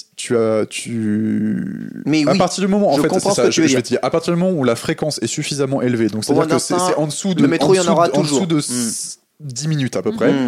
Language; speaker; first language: French; native; French